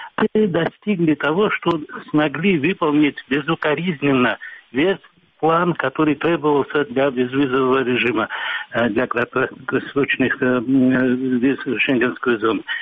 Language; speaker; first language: Russian; non-native, local second language; Georgian